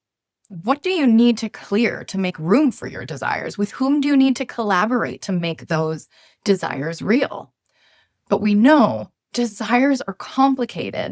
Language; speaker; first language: English; native; English